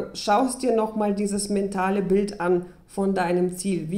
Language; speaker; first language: German; early bilingual, other home language; Russian